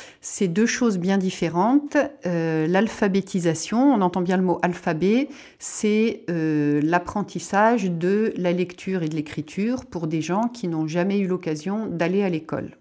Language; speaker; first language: French; native; French